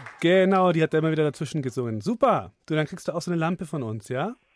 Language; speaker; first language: German; native; German